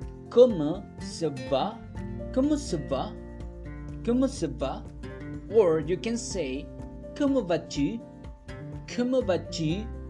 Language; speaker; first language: French; non-native, fluent; Spanish